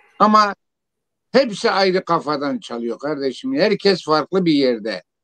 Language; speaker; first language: Turkish; non-native, local second language; Zaza